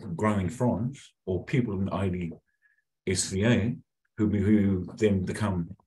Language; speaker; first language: English; native; English